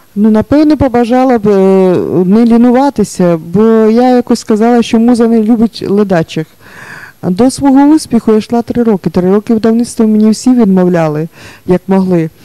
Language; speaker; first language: Ukrainian; native; Ukrainian